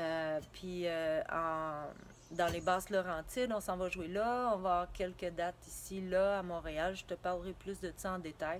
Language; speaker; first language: French; native; French